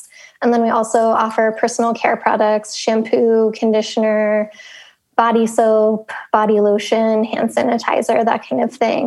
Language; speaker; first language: English; native; English